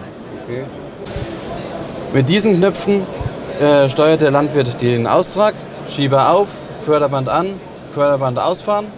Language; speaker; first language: German; native; German